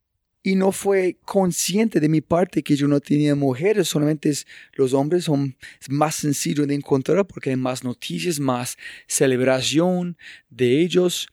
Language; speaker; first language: Spanish; non-native, fluent; English